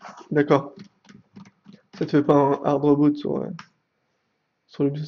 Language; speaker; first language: French; native; French